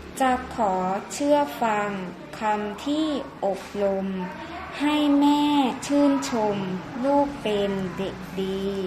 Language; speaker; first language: Thai; native; Thai